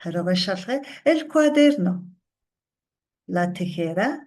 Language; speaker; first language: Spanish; non-native, fluent; Mongolian